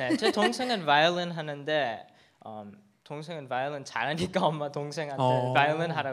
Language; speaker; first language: Korean; early bilingual, heritage; English